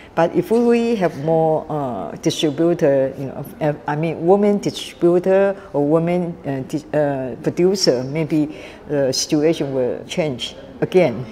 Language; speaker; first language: English; non-native, learner; Chinese